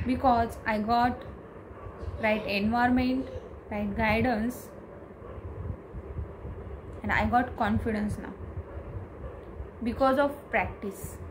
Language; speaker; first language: English; non-native, learner; Marathi